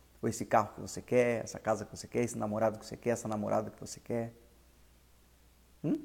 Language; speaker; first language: Portuguese; native; Portuguese